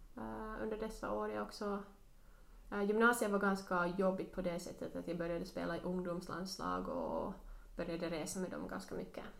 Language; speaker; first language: Swedish; non-native, local second language; Finnish